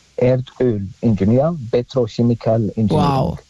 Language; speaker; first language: German; non-native, fluent; Arabic